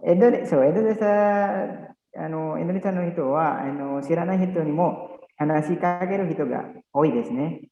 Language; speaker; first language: Japanese; non-native, learner; Indonesian